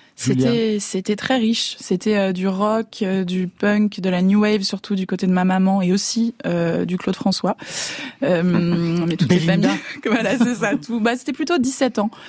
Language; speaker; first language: French; native; French